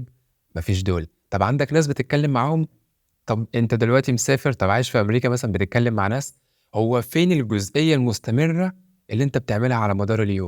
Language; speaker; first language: Arabic; native; Arabic